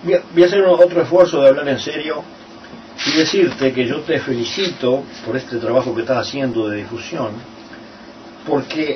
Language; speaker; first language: Spanish; native; Spanish